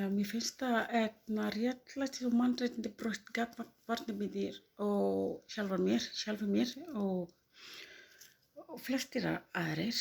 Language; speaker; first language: Icelandic; non-native, learner; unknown